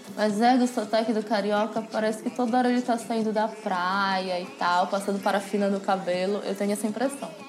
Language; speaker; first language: Portuguese; native; Portuguese